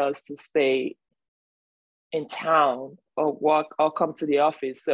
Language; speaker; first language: English; non-native, local second language; Igbo